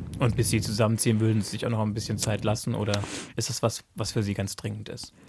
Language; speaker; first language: German; native; German